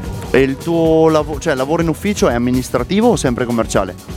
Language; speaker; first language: Italian; native; Italian